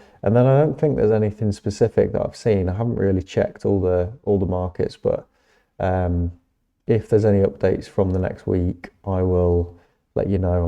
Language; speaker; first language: English; native; English